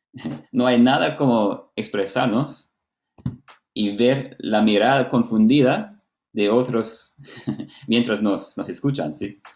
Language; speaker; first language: Spanish; non-native, fluent; Portuguese